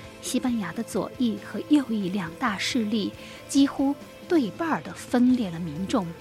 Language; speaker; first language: Chinese; native; Chinese